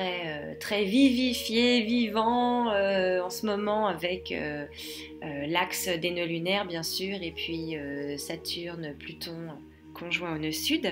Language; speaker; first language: French; native; French